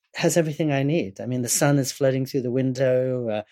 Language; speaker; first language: English; native; English